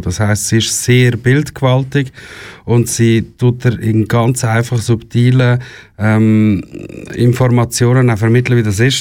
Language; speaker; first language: German; native; German